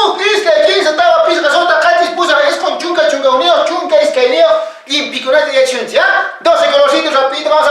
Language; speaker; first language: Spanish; non-native, local second language; Quechua